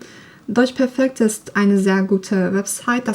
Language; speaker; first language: German; non-native, learner; Turkish